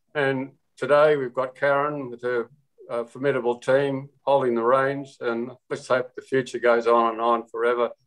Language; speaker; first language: English; native; English